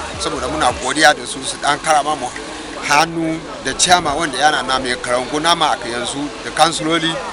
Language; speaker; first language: Hausa; non-native, local second language; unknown